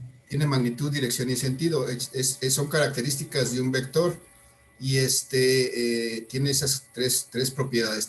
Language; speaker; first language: Spanish; native; Spanish